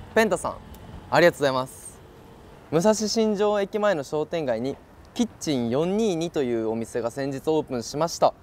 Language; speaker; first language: Japanese; native; Japanese